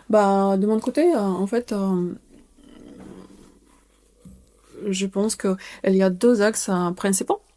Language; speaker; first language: French; non-native, fluent; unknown